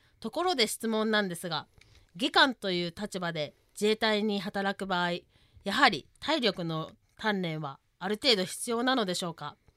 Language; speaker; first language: Japanese; native; Japanese